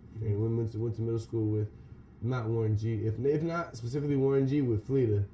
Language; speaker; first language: English; native; English